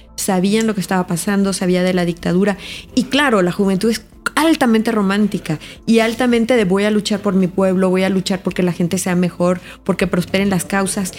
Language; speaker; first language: Spanish; native; Spanish